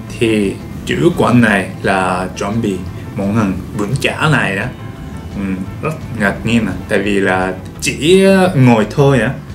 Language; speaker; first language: Vietnamese; non-native, learner; Japanese